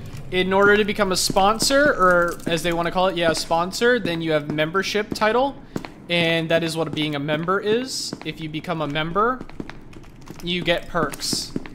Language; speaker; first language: English; native; English